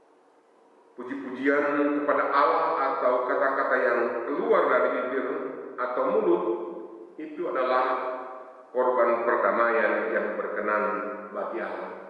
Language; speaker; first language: Indonesian; native; Indonesian